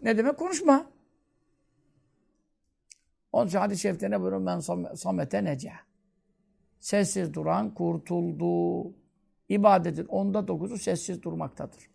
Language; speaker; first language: Turkish; native; Turkish